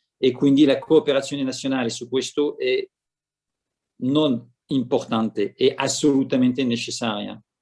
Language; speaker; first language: Italian; non-native, fluent; French